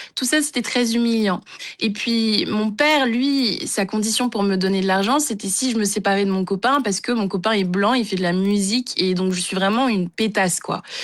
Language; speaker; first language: French; early bilingual, other home language; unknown